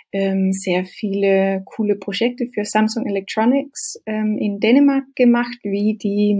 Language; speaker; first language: German; non-native, fluent; Danish